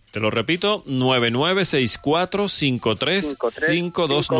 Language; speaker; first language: Spanish; native; Spanish